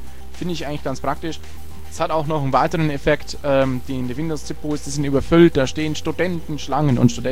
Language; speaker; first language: German; native; German